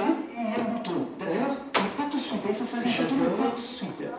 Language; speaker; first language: French; non-native, learner; Turkish